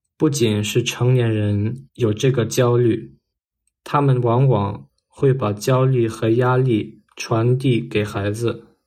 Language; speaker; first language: Chinese; non-native, fluent; German